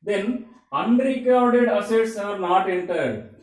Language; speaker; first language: English; non-native, local second language; Telugu